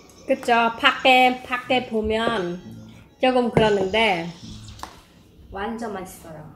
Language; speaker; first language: Korean; non-native, fluent; Khmer